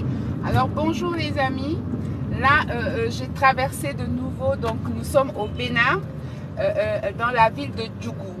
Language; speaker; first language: French; native; French